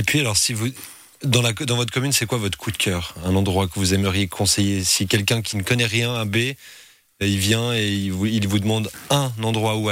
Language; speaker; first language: French; native; French